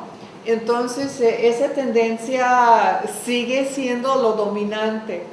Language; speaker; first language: Spanish; non-native, fluent; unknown